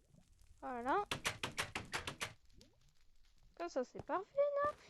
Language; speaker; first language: French; native; French